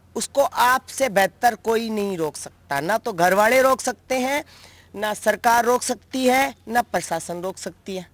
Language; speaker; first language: Hindi; native; Hindi